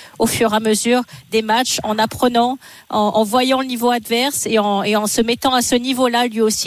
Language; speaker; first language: French; native; French